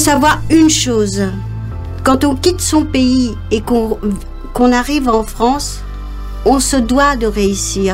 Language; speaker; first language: French; non-native, local second language; Morisyen